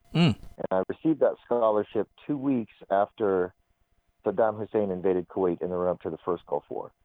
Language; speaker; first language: English; native; English